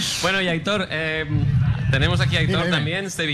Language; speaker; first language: Spanish; native; Spanish